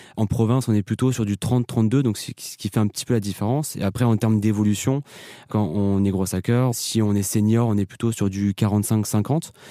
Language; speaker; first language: French; native; French